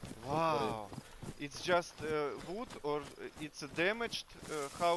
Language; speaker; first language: English; non-native, learner; Russian